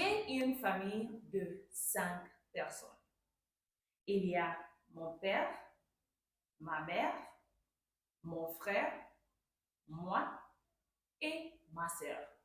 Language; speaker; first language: French; non-native, fluent; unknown